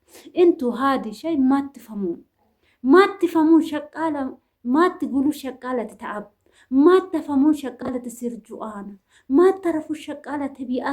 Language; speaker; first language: Arabic; non-native, learner; Oromo